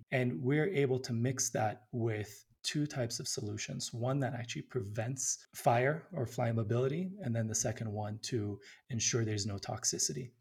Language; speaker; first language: English; early bilingual, other home language; Amharic